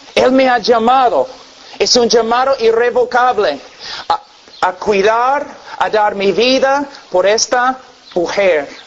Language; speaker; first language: Spanish; non-native, fluent; English